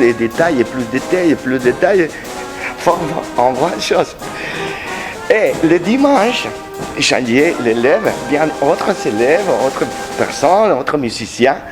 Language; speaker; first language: French; non-native, learner; Spanish